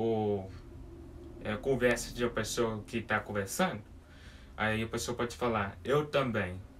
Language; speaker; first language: Portuguese; early bilingual, heritage; English